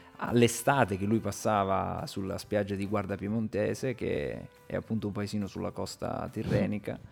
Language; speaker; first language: Italian; native; Italian